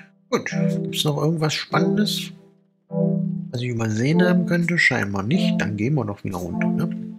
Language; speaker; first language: German; native; German